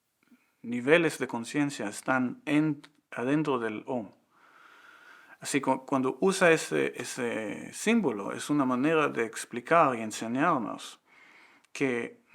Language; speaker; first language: Spanish; non-native, fluent; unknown